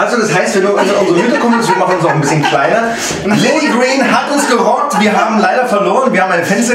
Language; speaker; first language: German; native; German